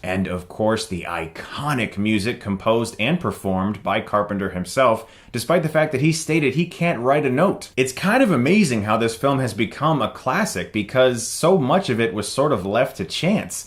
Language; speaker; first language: English; native; English